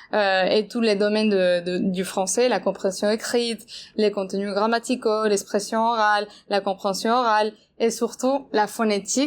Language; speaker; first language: French; non-native, fluent; Spanish